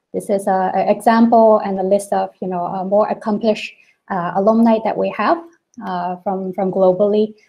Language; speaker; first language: English; non-native, local second language; Cantonese